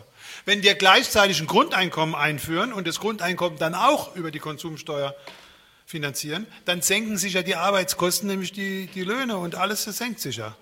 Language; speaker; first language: German; native; German